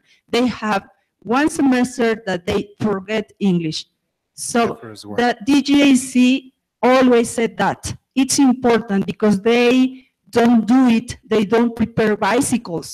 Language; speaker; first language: English; non-native, fluent; Spanish